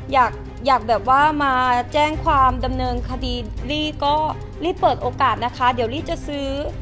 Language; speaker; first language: Thai; non-native, fluent; Vietnamese